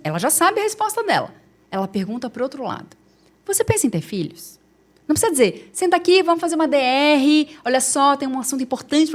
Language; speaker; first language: Portuguese; native; Portuguese